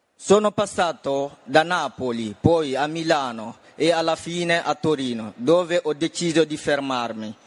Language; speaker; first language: Italian; non-native, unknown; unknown